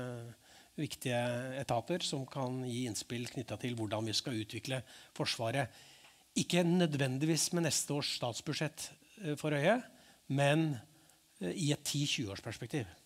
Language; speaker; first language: Norwegian; native; Norwegian